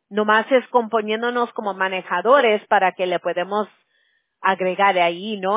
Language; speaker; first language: Spanish; early bilingual, heritage; Spanish